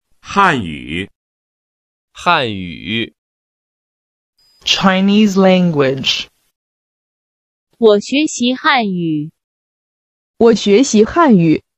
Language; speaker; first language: Chinese; non-native, learner; Urdu